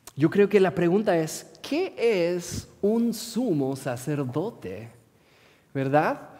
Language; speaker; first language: Spanish; non-native, fluent; English